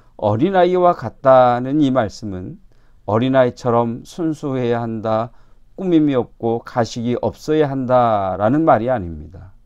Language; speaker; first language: Korean; native; Korean